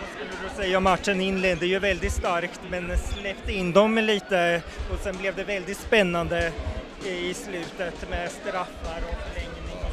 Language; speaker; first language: Swedish; native; Swedish